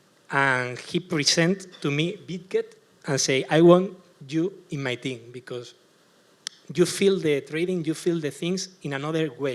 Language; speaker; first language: English; non-native, learner; Spanish